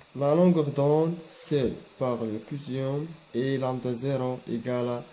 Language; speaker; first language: French; non-native, local second language; Arabic